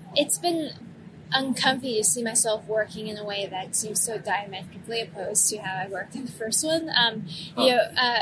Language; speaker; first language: English; native; English